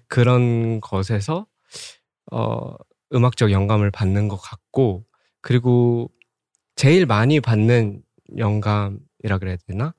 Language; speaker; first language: Korean; native; Korean